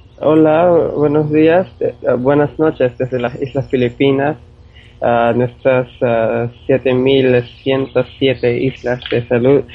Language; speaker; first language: Spanish; non-native, fluent; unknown